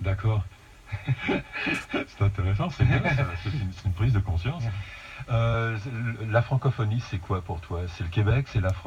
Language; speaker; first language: French; native; French